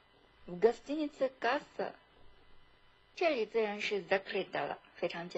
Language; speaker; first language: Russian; non-native, fluent; Chinese